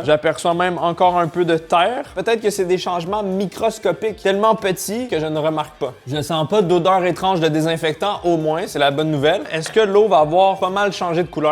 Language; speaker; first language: French; native; French